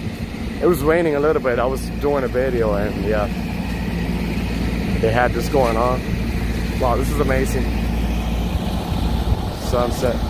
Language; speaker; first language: English; non-native, local second language; Spanish